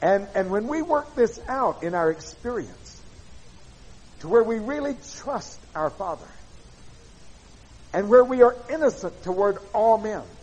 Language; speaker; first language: English; native; English